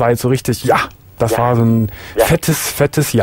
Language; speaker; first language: German; native; German